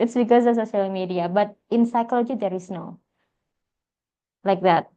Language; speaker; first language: English; non-native, fluent; Indonesian